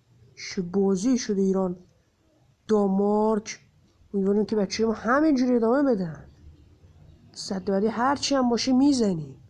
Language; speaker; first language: Persian; native; Persian